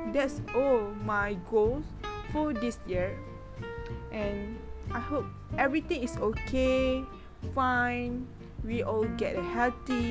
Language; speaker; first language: English; non-native, learner; Malay